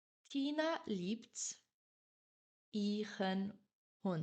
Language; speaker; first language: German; non-native, fluent; French